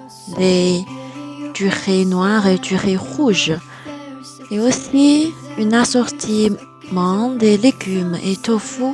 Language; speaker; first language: French; non-native, fluent; Chinese